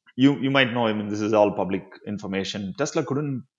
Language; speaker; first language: English; non-native, local second language; Tamil